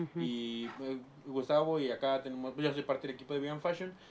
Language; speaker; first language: Spanish; native; Spanish